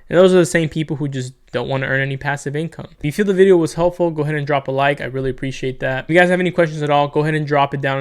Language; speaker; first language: English; native; English